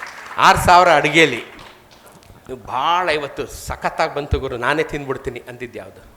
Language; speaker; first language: Kannada; native; Kannada